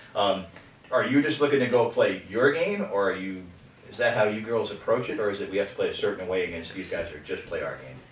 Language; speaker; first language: English; native; English